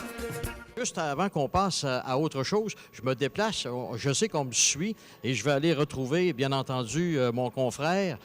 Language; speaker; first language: French; native; French